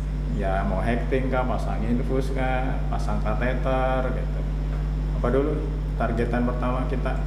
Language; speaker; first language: Indonesian; native; Indonesian